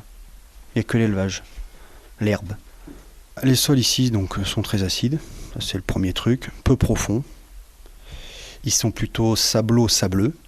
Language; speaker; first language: French; native; French